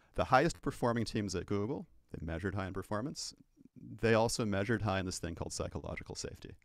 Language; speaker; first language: English; native; English